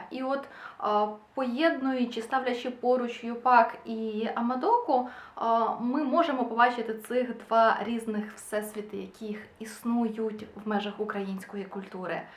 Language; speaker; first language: Ukrainian; non-native, local second language; Russian